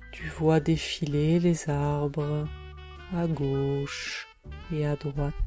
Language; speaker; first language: French; native; French